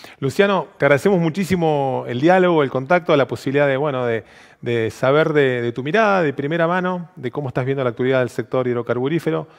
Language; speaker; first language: Spanish; native; Spanish